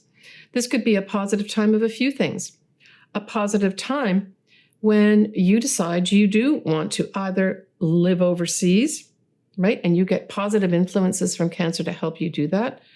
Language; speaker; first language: English; native; English